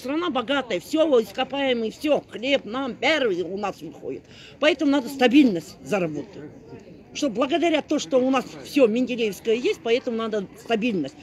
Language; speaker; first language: Russian; non-native, local second language; Kazakh